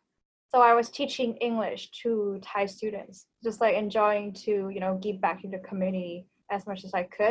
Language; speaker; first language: English; non-native, fluent; Thai